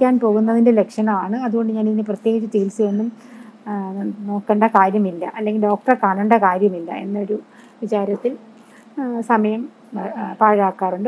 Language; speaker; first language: Malayalam; native; Malayalam